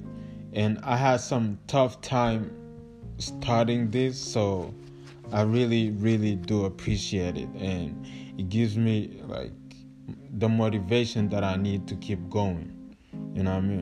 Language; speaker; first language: English; non-native, local second language; Kinyarwanda